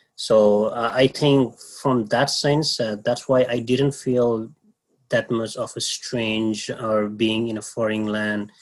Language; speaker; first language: English; non-native, local second language; Nepali